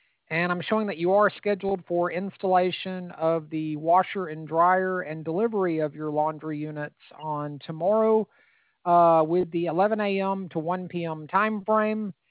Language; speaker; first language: English; native; English